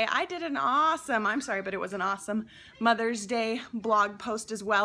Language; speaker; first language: English; native; English